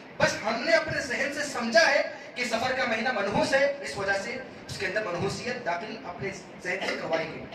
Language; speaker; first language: Urdu; native; Urdu